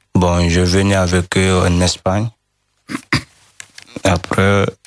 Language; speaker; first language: French; non-native, learner; Fula